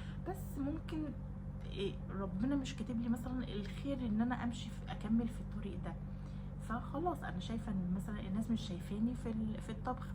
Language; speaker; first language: Arabic; native; Arabic